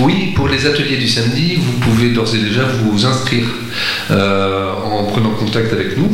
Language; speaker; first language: French; native; French